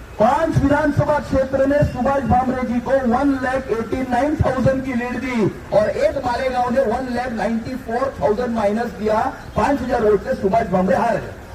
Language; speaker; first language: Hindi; non-native, local second language; Marathi